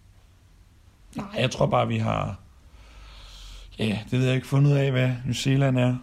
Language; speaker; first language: Danish; native; Danish